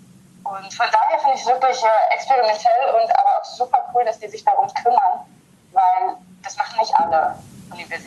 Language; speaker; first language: German; native; German